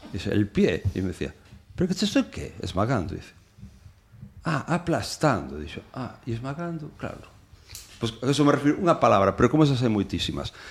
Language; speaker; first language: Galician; non-native, local second language; Spanish